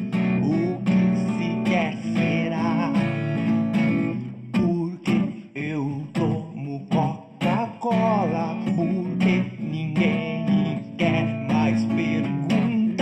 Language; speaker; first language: Portuguese; native; Portuguese